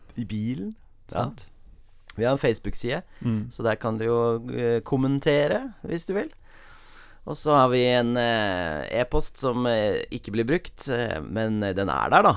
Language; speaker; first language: Norwegian; early bilingual, heritage; Norwegian